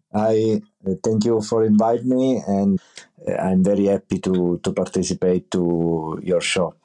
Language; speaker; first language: English; non-native, learner; Italian